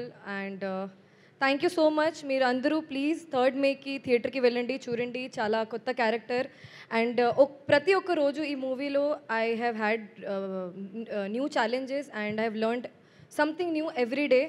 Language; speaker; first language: Telugu; non-native, learner; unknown